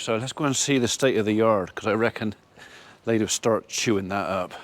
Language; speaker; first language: English; native; English